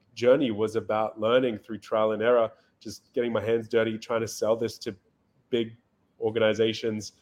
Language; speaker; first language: English; native; English